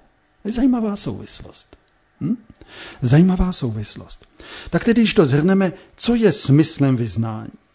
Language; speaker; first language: Czech; native; Czech